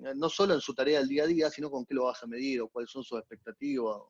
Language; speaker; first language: Spanish; native; Spanish